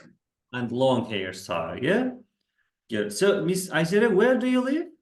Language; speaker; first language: English; non-native, fluent; Kazakh